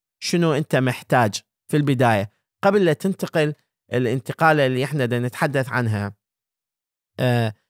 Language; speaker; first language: Arabic; native; Arabic